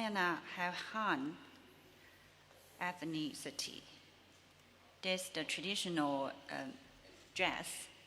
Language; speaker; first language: English; non-native, learner; Chinese